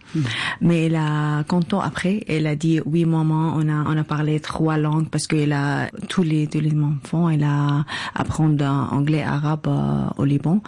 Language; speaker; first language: French; non-native, learner; Arabic